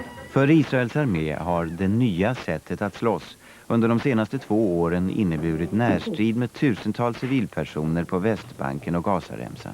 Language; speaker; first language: Swedish; native; Swedish